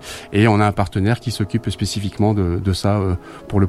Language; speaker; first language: French; native; French